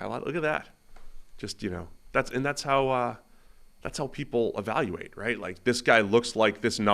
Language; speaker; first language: English; native; English